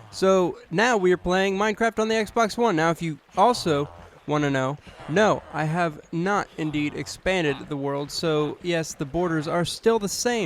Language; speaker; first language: English; native; English